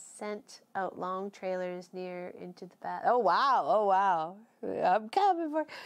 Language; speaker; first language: English; native; English